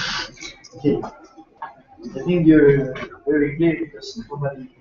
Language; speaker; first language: English; non-native, learner; Spanish